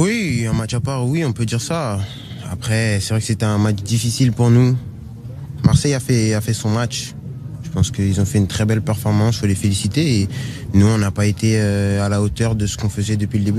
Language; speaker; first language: French; native; French